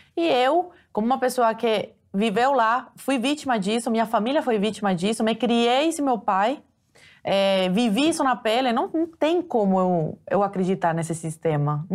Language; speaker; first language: Portuguese; early bilingual, other home language; Spanish